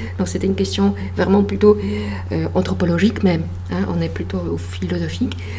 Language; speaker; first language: French; non-native, fluent; Polish